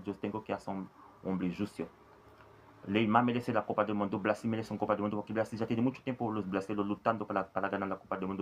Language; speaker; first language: Spanish; non-native, learner; Haitian Creole